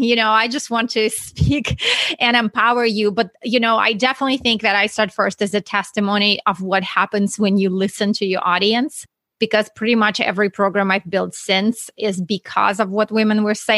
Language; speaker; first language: English; non-native, fluent; Russian